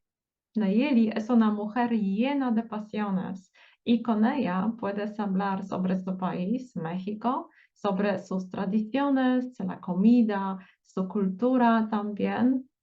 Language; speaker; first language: Spanish; non-native, fluent; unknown